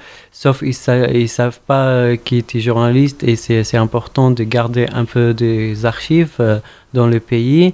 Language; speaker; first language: French; non-native, fluent; Arabic